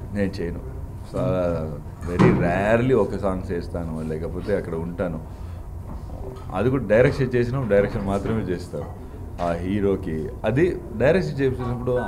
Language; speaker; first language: Telugu; non-native, learner; Tamil